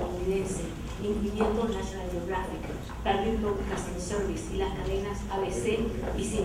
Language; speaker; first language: Spanish; native; Spanish